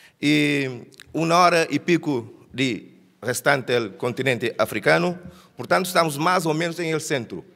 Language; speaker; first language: Portuguese; non-native, local second language; Kabuverdianu